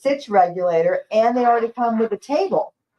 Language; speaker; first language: English; native; English